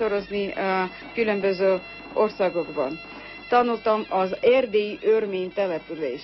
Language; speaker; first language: Hungarian; non-native, learner; Armenian